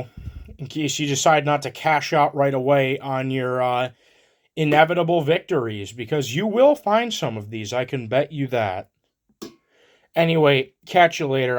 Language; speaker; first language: English; native; English